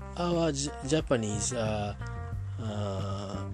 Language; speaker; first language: English; non-native, learner; Japanese